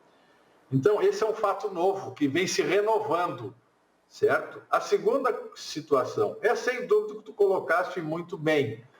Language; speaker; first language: Portuguese; native; Portuguese